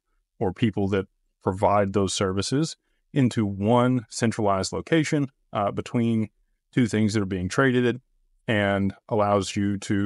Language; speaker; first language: English; native; English